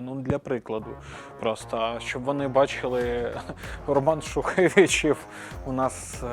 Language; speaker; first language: Ukrainian; native; Ukrainian